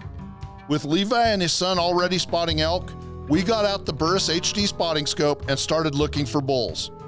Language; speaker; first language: English; native; English